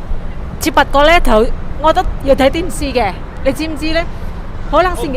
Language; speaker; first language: Cantonese; non-native, fluent; Indonesian